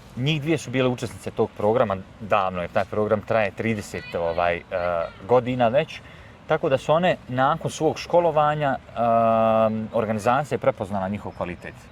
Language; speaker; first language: Bosnian; native; Bosnian